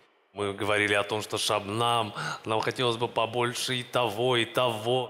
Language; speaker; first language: Russian; native; Russian